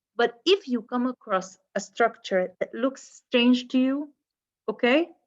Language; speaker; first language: English; non-native, fluent; Arabic